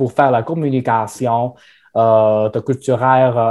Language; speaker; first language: French; non-native, fluent; Chinese